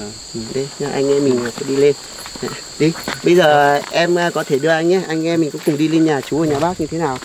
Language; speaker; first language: Vietnamese; native; Vietnamese